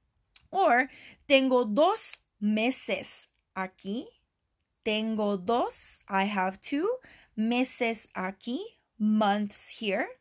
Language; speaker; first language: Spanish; non-native, fluent; English